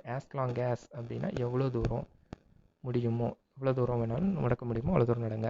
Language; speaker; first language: Tamil; native; Tamil